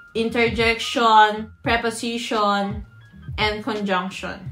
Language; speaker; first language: English; non-native, local second language; Filipino